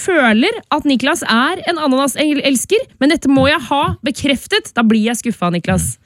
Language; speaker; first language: Norwegian; native; Norwegian